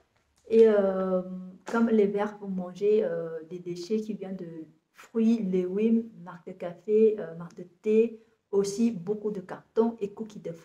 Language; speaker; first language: French; non-native, fluent; Vietnamese